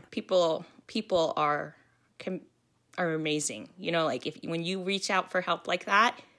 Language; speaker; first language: English; early bilingual, other home language; Filipino